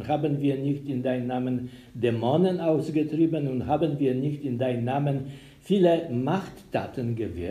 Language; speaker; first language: German; non-native, learner; Polish